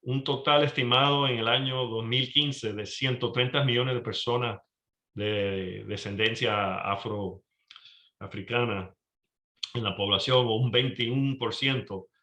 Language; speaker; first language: Spanish; early bilingual, heritage; Spanish